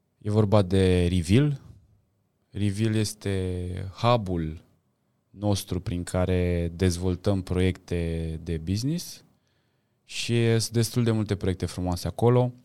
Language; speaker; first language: Romanian; native; Romanian